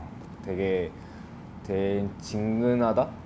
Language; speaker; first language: Korean; non-native, fluent; English